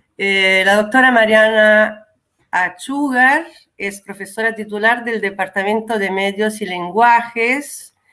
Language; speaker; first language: Spanish; non-native, fluent; Italian